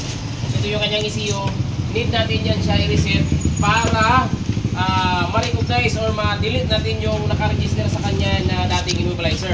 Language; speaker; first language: Filipino; native; Filipino